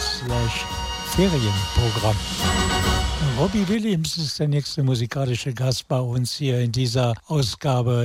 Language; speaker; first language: German; native; German